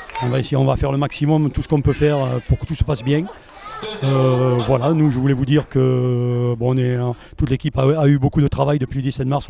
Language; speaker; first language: French; native; French